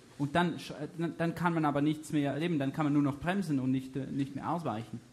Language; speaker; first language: German; native; German